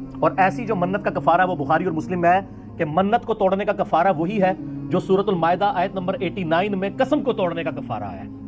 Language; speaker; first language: Urdu; non-native, local second language; Punjabi